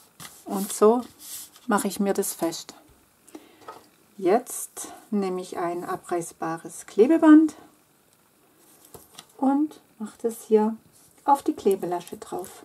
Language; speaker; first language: German; native; German